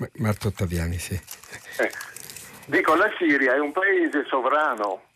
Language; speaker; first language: Italian; non-native, fluent; Arabic